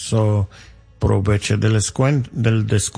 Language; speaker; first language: Spanish; non-native, learner; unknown